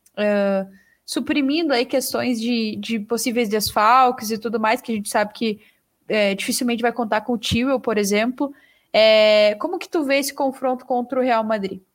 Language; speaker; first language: Portuguese; native; Portuguese